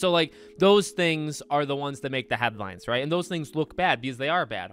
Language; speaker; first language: English; native; English